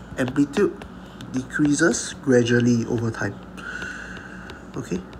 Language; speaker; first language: English; non-native, local second language; Chinese